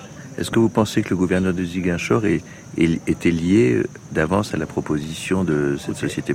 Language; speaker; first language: French; native; French